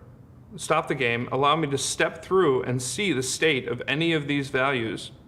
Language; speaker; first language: English; native; English